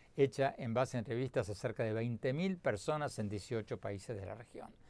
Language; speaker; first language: Spanish; native; Spanish